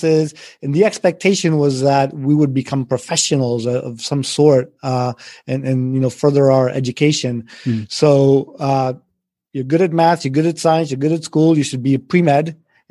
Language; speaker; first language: English; early bilingual, other home language; Spanish